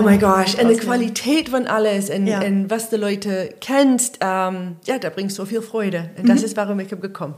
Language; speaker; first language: German; non-native, learner; English